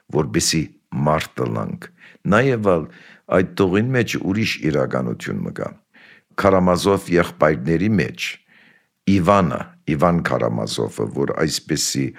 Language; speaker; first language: Armenian; early bilingual, heritage; Armenian